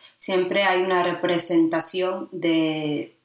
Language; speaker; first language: Spanish; early bilingual, heritage; Spanish